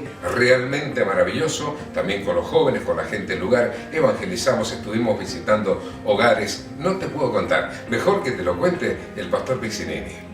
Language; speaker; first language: Spanish; native; Spanish